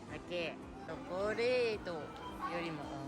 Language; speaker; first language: Japanese; native; Japanese